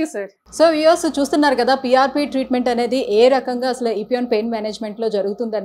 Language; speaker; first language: Telugu; native; Telugu